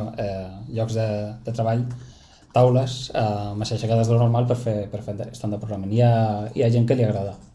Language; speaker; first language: Catalan; non-native, local second language; Spanish